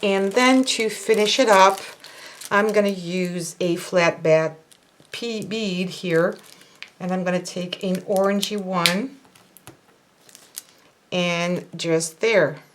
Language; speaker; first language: English; non-native, fluent; French